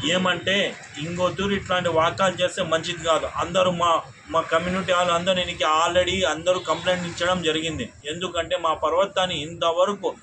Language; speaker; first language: Telugu; non-native, local second language; Urdu